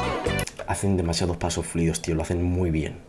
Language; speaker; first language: Spanish; native; Spanish